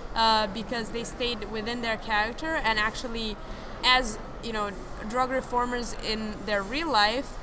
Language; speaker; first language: English; non-native, fluent; Serbian